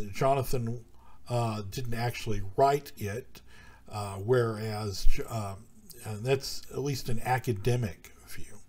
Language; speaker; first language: English; native; English